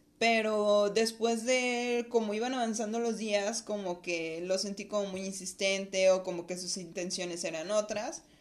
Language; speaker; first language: Spanish; native; Spanish